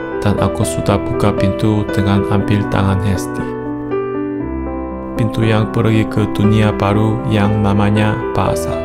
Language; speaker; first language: Indonesian; non-native, learner; Korean